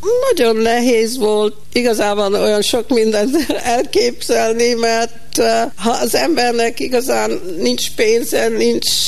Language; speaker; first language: Hungarian; early bilingual, heritage; Hungarian